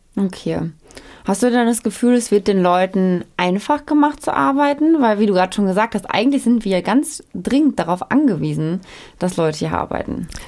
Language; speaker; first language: German; native; German